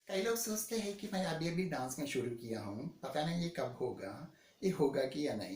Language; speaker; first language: Hindi; non-native, local second language; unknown